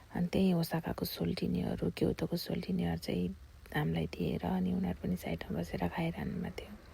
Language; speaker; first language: Nepali; non-native, local second language; Gurung